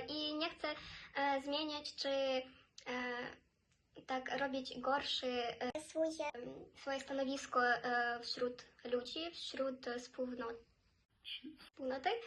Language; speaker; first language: Polish; non-native, fluent; Ukrainian